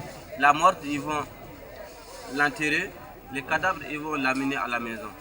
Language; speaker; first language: French; non-native, learner; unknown